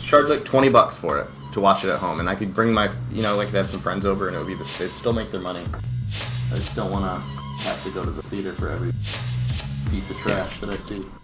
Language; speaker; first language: English; native; English